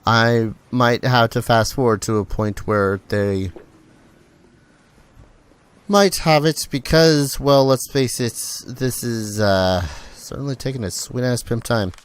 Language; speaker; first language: English; native; English